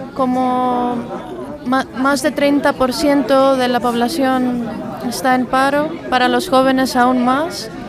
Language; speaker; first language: Spanish; non-native, fluent; Greek